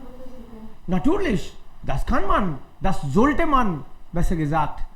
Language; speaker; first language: German; non-native, fluent; Hindi